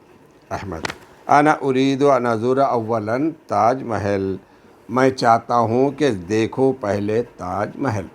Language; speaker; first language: Urdu; native; Urdu